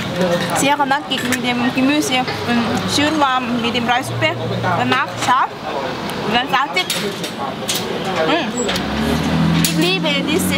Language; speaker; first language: German; non-native, learner; Thai